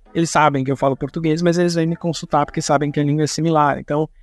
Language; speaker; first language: Portuguese; native; Portuguese